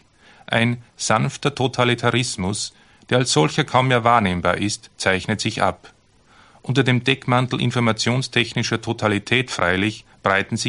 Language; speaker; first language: German; native; German